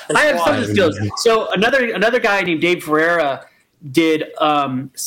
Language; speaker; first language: English; native; English